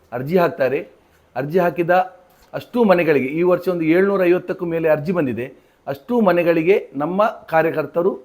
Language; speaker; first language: Kannada; native; Kannada